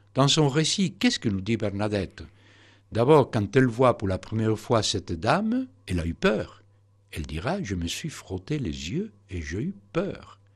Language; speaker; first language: French; non-native, fluent; Spanish